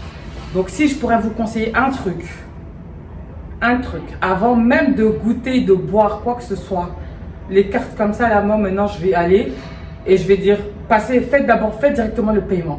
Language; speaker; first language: French; native; French